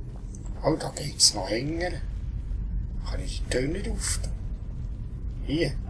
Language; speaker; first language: German; native; German